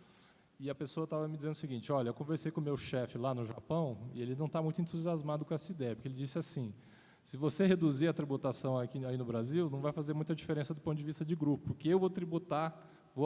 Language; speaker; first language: Portuguese; native; Portuguese